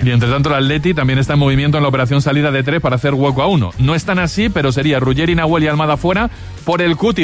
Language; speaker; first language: Spanish; native; Spanish